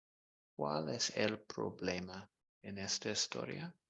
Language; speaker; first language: Spanish; non-native, fluent; English